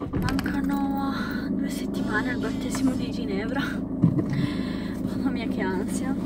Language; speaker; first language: Italian; non-native, fluent; Romanian